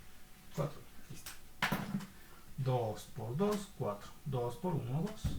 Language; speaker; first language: Spanish; native; Spanish